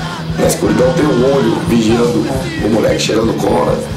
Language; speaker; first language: Portuguese; native; Portuguese